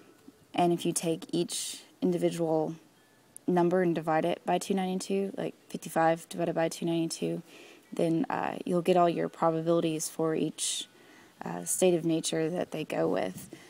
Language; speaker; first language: English; native; English